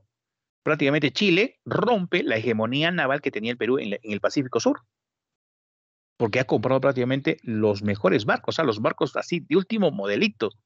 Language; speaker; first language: Spanish; native; Spanish